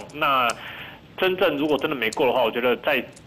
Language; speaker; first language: Chinese; native; Chinese